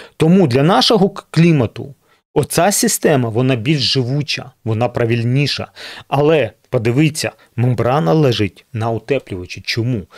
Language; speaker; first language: Ukrainian; non-native, local second language; Russian